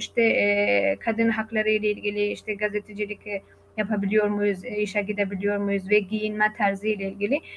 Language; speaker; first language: Turkish; non-native, fluent; Persian